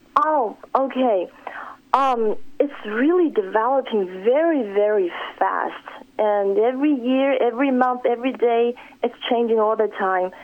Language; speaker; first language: English; non-native, fluent; Chinese